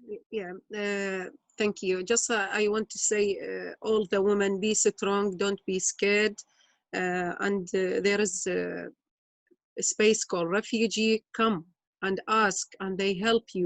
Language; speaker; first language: English; non-native, learner; Arabic